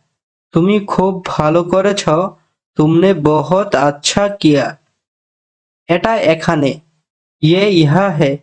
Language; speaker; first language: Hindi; non-native, learner; Bangla